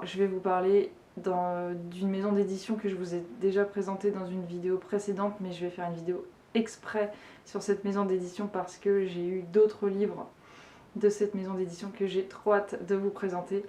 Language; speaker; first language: French; native; French